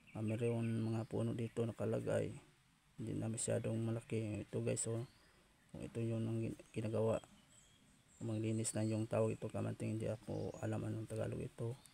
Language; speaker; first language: Filipino; non-native, local second language; Cebuano